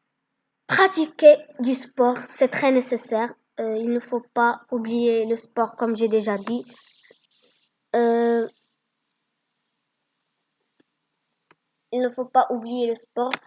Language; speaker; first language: French; non-native, learner; Arabic